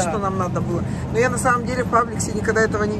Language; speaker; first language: Russian; native; Russian